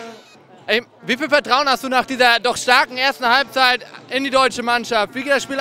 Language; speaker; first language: German; native; German